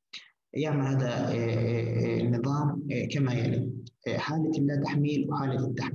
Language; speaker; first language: Arabic; native; Arabic